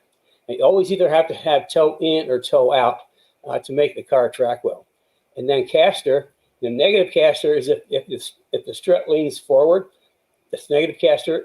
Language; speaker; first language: English; native; English